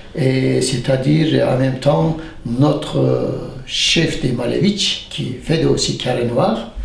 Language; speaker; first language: French; non-native, fluent; Turkish